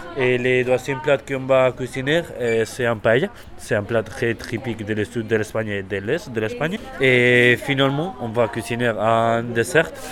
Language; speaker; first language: French; non-native, learner; Spanish